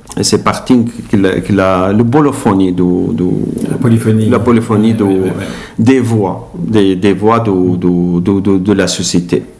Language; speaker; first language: French; non-native, learner; Arabic